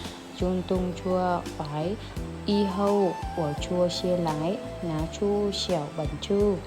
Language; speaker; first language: Chinese; non-native, learner; Vietnamese